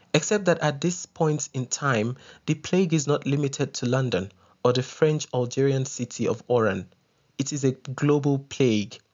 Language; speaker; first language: English; non-native, local second language; Yoruba